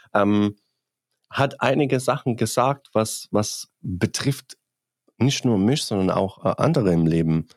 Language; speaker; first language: German; non-native, fluent; Bosnian